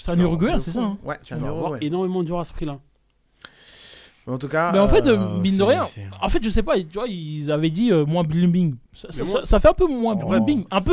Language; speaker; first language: French; native; French